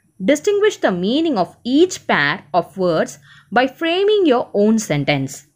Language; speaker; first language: English; non-native, local second language; Tamil